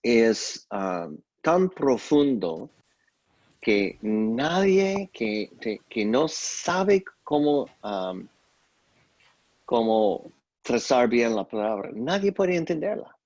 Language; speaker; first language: Spanish; non-native, fluent; English